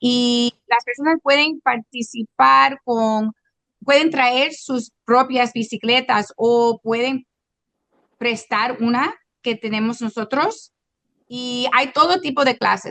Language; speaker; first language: Spanish; non-native, local second language; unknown